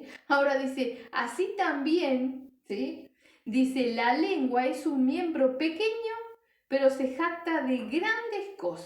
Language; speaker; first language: Spanish; native; Spanish